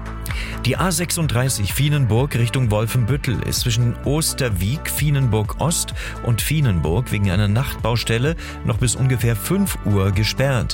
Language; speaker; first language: German; native; German